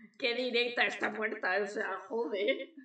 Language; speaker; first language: Spanish; native; Spanish